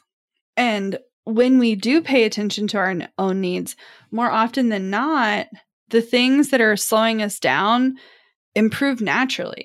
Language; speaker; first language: English; native; English